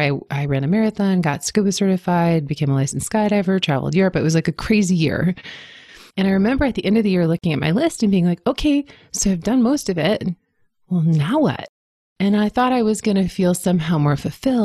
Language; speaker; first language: English; native; English